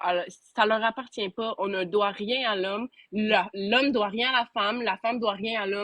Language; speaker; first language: French; native; French